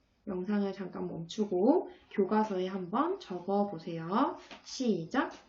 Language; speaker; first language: Korean; native; Korean